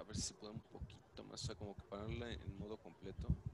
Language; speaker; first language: Spanish; native; Spanish